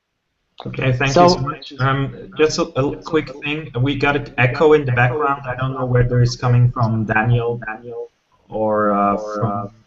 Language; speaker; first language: English; non-native, fluent; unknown